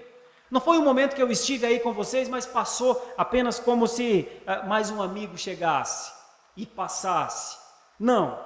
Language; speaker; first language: Portuguese; native; Portuguese